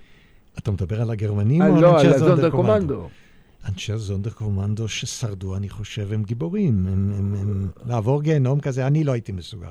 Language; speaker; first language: Hebrew; native; Hebrew